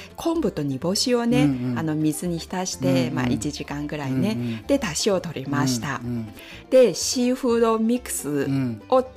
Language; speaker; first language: Japanese; non-native, fluent; Korean